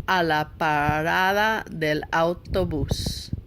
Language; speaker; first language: Spanish; non-native, learner; English